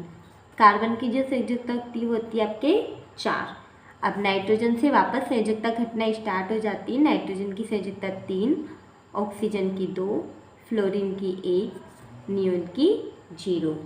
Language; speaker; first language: Hindi; native; Hindi